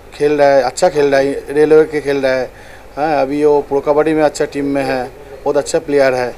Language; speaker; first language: Hindi; non-native, local second language; Bangla